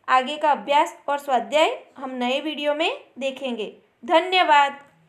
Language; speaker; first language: Hindi; non-native, local second language; Gujarati